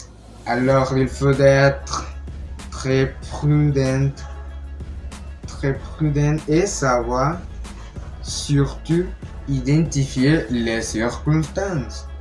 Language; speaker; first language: French; non-native, learner; Spanish